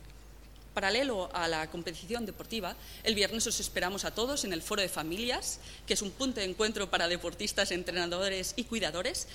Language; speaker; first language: Spanish; native; Spanish